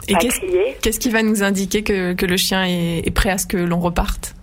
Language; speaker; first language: French; native; French